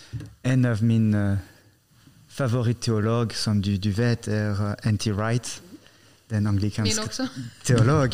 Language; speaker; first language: Swedish; non-native, fluent; French